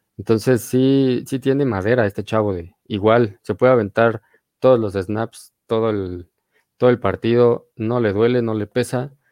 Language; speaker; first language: Spanish; native; Spanish